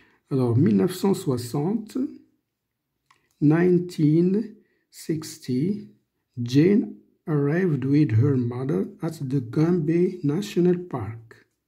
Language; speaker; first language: English; non-native, fluent; Arabic